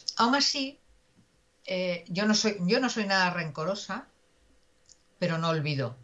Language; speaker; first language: Spanish; native; Spanish